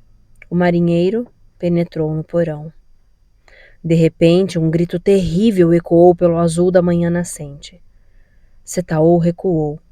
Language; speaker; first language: Portuguese; native; Portuguese